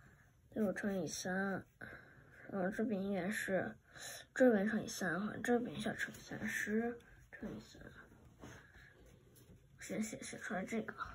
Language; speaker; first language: Chinese; early bilingual, heritage; Chinese